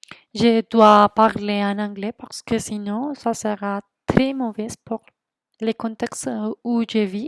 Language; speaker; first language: French; non-native, fluent; Spanish